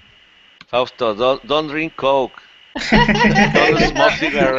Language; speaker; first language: English; non-native, learner; Spanish